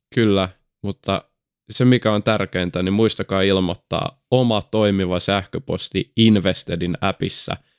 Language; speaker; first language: Finnish; native; Finnish